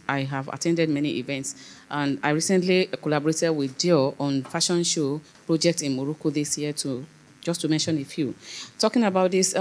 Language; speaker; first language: English; non-native, local second language; Yoruba